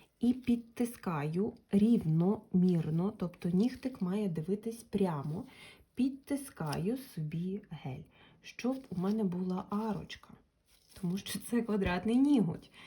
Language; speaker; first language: Ukrainian; non-native, local second language; Russian